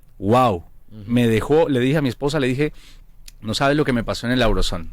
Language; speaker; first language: Spanish; native; Spanish